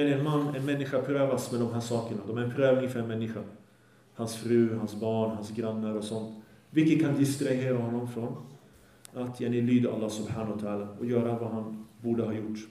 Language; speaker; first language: Swedish; early bilingual, other home language; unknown